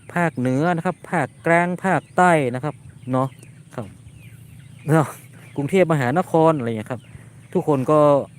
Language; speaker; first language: Thai; native; Thai